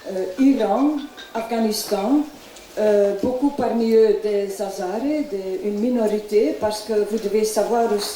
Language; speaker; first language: French; non-native, local second language; Dutch